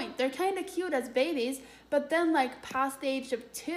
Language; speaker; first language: English; non-native, fluent; Swedish